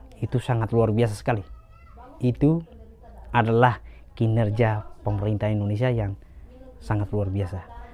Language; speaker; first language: Indonesian; native; Indonesian